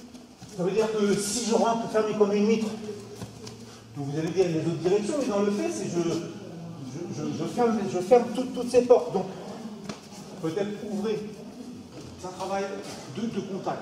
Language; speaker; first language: French; native; French